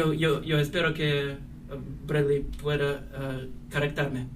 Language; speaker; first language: Spanish; non-native, learner; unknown